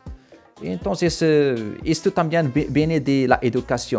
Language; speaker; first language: Spanish; non-native, fluent; Arabic